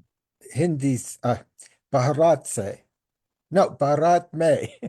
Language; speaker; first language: Hindi; non-native, learner; English